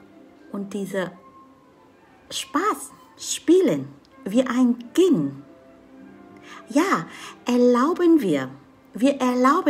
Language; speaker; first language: German; non-native, learner; Vietnamese